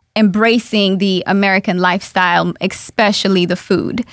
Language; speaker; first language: English; early bilingual, other home language; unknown